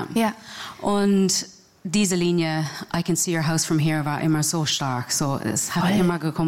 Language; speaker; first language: German; non-native, fluent; English